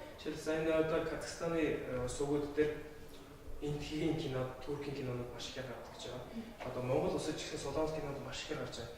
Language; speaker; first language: Mongolian; non-native, local second language; Kazakh